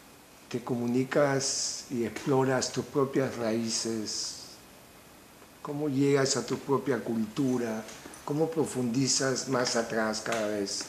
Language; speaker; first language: Spanish; native; Spanish